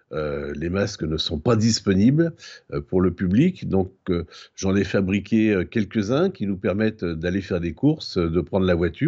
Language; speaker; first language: French; native; French